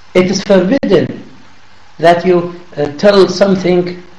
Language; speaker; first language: English; non-native, learner; Arabic